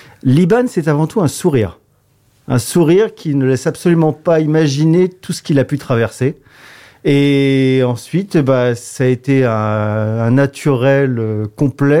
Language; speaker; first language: French; native; French